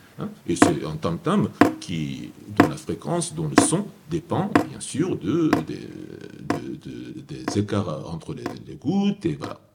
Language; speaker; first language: French; non-native, fluent; Japanese